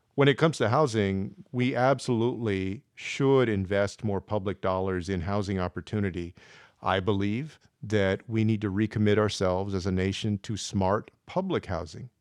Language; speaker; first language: English; native; English